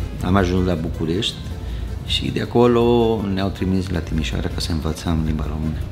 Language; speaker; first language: Romanian; non-native, fluent; Spanish